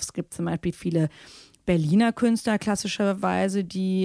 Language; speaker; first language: German; native; German